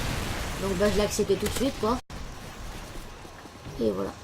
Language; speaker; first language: French; native; French